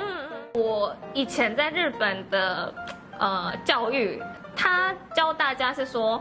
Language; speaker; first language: Chinese; non-native, fluent; Japanese